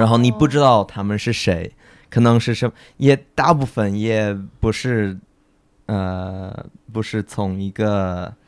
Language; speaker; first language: Chinese; non-native, fluent; English